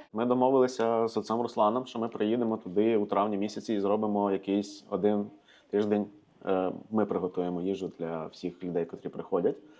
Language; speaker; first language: Ukrainian; native; Ukrainian